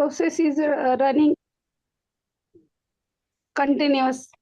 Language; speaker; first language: English; non-native, learner; Marathi